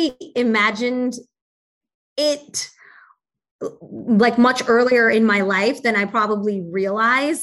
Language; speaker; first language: English; native; English